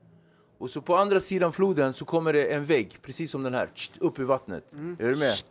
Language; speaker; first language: Swedish; native; Swedish